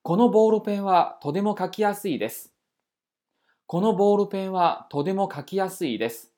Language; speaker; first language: Japanese; non-native, fluent; Chinese